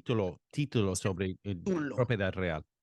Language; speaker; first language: Spanish; non-native, fluent; English